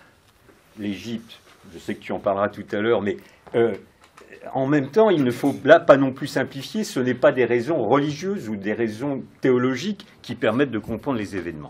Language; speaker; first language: French; native; French